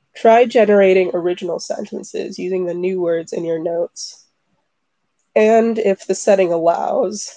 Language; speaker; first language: English; native; English